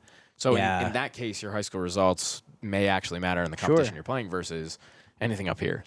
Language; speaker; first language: English; early bilingual, heritage; Persian